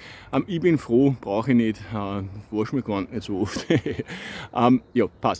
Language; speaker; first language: German; native; German